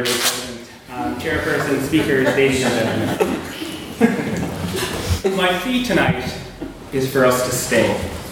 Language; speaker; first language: English; native; English